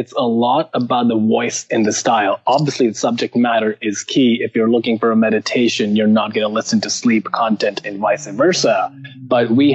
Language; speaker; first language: English; non-native, local second language; Hindi